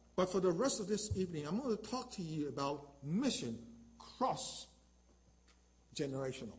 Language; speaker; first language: English; non-native, local second language; Chinese